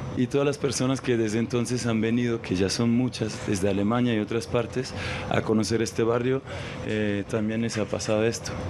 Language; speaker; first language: Spanish; non-native, fluent; German